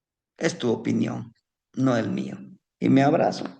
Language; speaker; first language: Spanish; native; Spanish